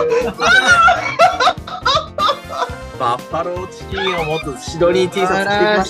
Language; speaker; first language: Japanese; native; Japanese